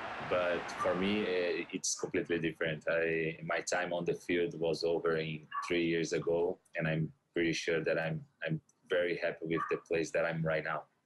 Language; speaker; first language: English; non-native, fluent; Portuguese